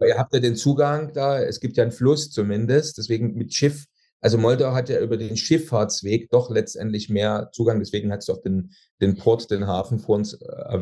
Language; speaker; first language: German; native; German